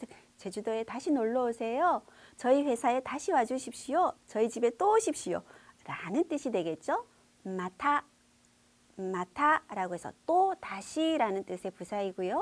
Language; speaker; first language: Korean; native; Korean